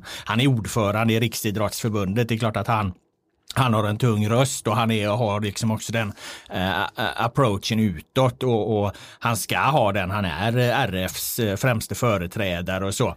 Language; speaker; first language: Swedish; native; Swedish